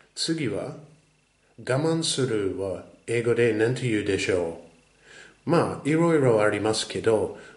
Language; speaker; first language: Japanese; non-native, fluent; English